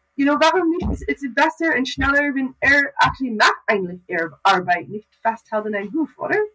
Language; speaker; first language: German; non-native, learner; English